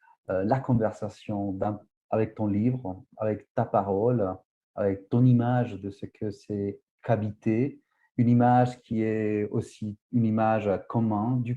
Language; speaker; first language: French; non-native, fluent; Spanish